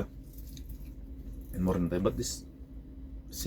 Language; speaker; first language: English; non-native, local second language; Filipino